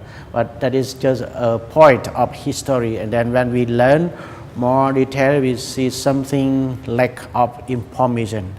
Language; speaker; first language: English; non-native, learner; Khmer